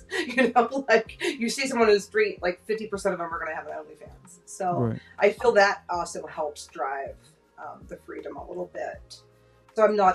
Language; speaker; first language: English; native; English